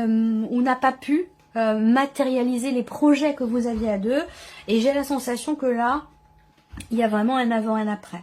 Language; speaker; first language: French; native; French